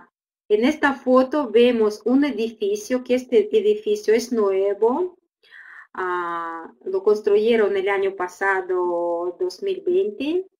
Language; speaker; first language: Spanish; non-native, fluent; Russian